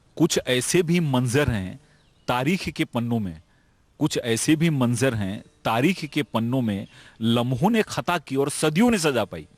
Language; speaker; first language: Hindi; non-native, local second language; Marathi